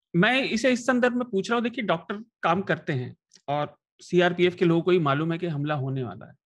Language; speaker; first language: Hindi; native; Hindi